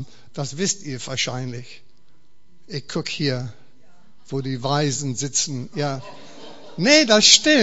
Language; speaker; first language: German; non-native, fluent; English